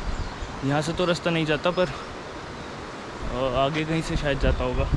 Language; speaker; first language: Hindi; native; Hindi